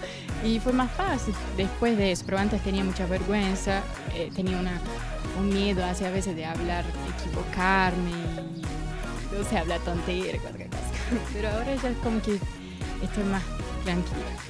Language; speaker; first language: Spanish; non-native, fluent; Portuguese